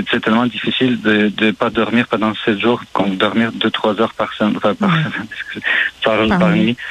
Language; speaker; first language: French; non-native, fluent; Ukrainian